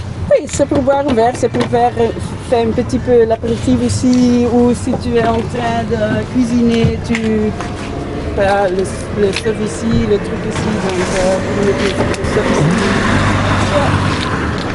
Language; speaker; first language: French; non-native, learner; Dutch